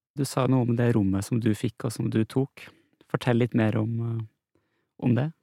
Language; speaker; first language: Norwegian; native; Norwegian